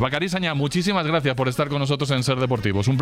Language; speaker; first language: Spanish; native; Spanish